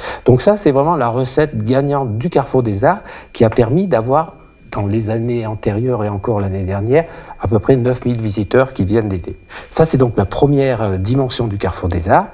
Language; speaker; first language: French; native; French